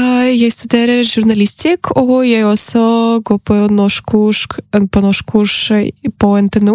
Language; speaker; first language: Norwegian; non-native, learner; Ukrainian